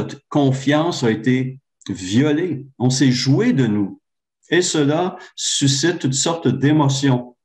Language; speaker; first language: French; native; French